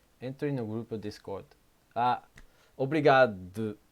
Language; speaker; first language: Portuguese; non-native, learner; English